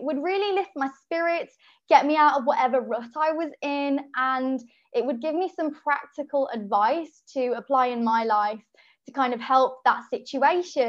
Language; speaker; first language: English; native; English